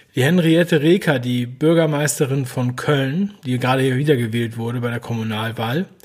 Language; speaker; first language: German; native; German